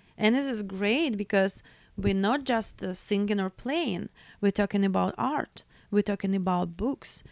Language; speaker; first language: English; non-native, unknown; Russian